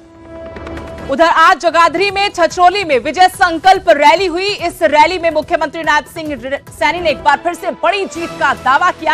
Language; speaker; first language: Hindi; native; Hindi